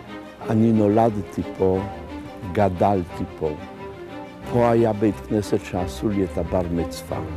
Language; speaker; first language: Hebrew; non-native, fluent; Polish